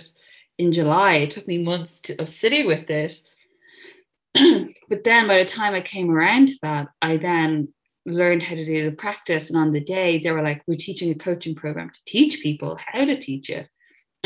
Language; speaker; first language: English; native; English